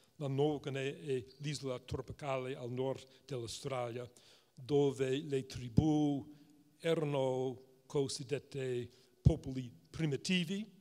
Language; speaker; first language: Italian; non-native, fluent; English